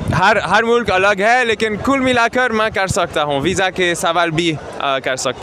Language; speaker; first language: Hindi; non-native, learner; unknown